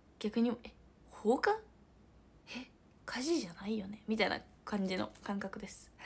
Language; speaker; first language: Japanese; native; Japanese